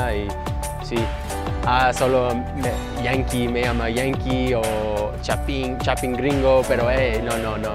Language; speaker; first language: Spanish; early bilingual, heritage; English